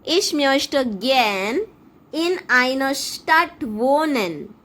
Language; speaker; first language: German; non-native, fluent; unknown